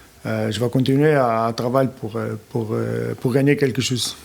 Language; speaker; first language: French; non-native, learner; Portuguese